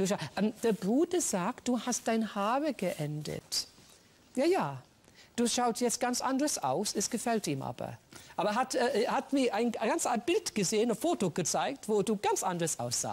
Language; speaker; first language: German; non-native, fluent; English